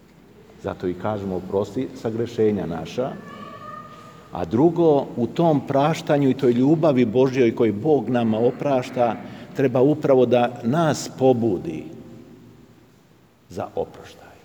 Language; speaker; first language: Serbian; native; Serbian